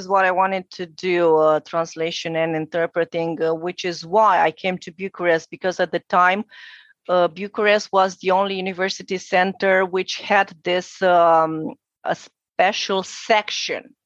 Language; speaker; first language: English; non-native, fluent; Romanian